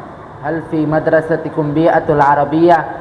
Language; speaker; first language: Arabic; non-native, learner; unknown